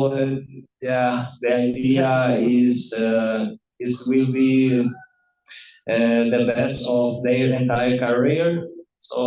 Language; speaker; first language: English; non-native, learner; Spanish